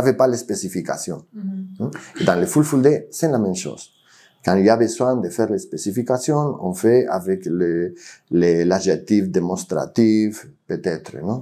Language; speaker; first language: French; non-native, fluent; Spanish